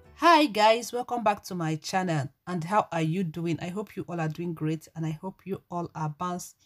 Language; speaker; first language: English; non-native, local second language; Igbo